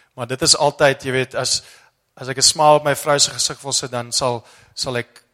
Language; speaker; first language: Afrikaans; non-native, fluent; English